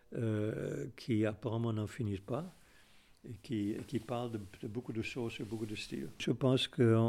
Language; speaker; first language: French; non-native, fluent; Afrikaans